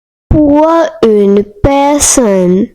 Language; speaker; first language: French; non-native, learner; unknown